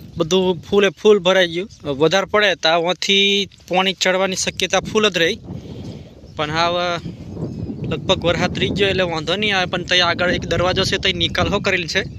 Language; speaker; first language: Gujarati; non-native, local second language; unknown